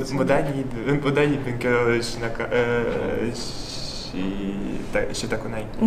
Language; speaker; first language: Japanese; non-native, learner; Russian